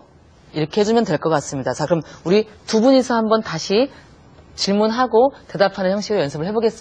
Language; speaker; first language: Korean; native; Korean